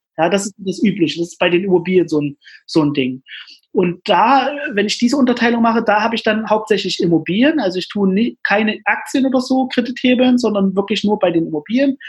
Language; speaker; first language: German; native; German